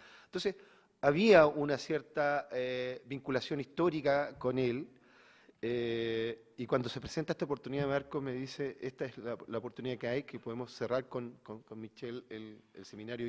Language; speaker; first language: Spanish; native; Spanish